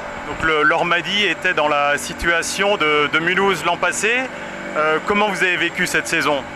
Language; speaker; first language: French; native; French